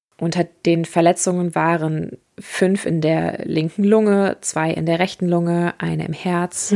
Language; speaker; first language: German; native; German